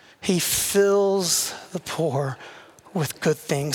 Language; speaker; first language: English; native; English